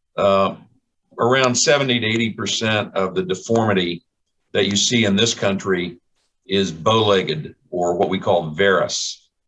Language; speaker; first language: English; native; English